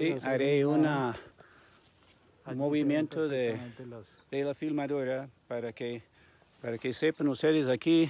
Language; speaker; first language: Spanish; non-native, fluent; English